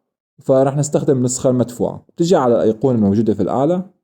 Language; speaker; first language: Arabic; native; Arabic